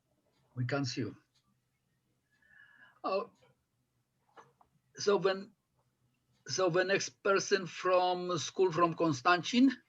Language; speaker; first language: English; non-native, fluent; Polish